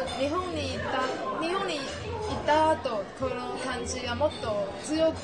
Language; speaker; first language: Japanese; non-native, learner; Chinese